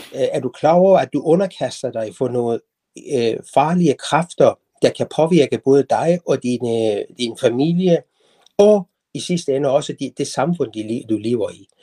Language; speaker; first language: Danish; non-native, fluent; Persian